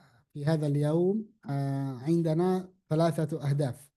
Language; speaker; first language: Arabic; non-native, fluent; Indonesian